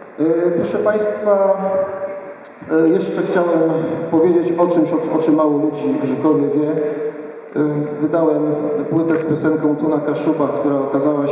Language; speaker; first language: Polish; native; Polish